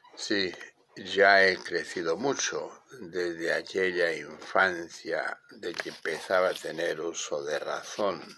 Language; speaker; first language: Spanish; native; Spanish